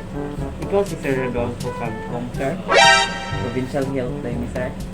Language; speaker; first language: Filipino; non-native, local second language; Cebuano